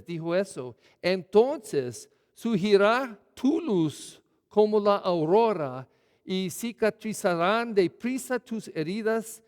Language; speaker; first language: Spanish; non-native, fluent; English